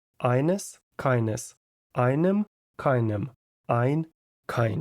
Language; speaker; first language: German; non-native, fluent; Ukrainian